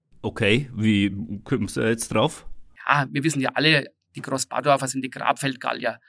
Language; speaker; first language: German; native; German